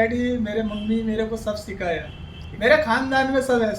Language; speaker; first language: Hindi; native; Hindi